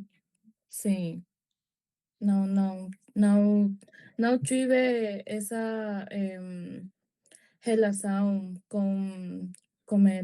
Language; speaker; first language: Portuguese; non-native, learner; Spanish